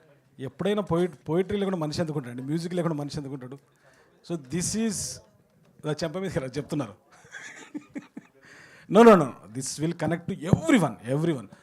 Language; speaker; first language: Telugu; native; Telugu